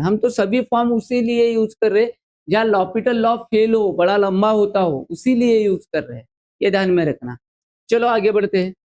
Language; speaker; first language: Hindi; non-native, local second language; Marathi